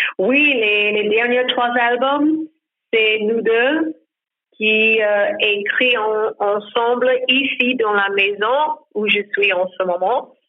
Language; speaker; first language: French; non-native, learner; English